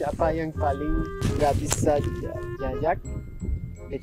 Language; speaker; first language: Indonesian; non-native, learner; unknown